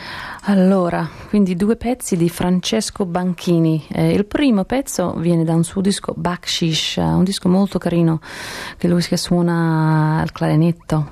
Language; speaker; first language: Italian; non-native, fluent; English